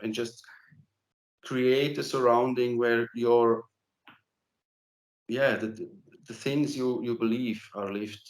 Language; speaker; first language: English; non-native, fluent; German